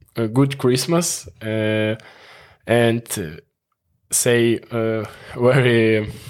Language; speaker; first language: English; non-native, learner; Russian